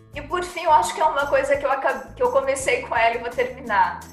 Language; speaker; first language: Portuguese; native; Portuguese